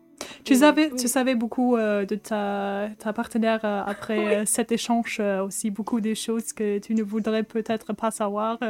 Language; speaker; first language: French; non-native, fluent; German